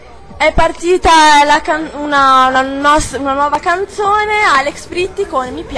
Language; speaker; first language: Italian; native; Italian